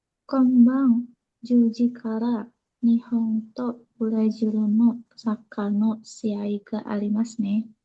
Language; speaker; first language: Japanese; non-native, learner; Indonesian